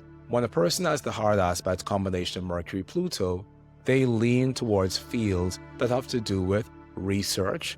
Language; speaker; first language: English; native; English